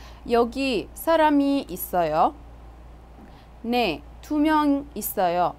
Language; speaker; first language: Korean; non-native, fluent; Arabic